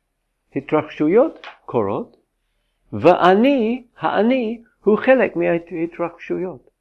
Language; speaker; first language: Hebrew; non-native, fluent; English